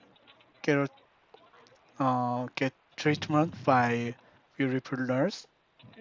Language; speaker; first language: English; non-native, learner; Korean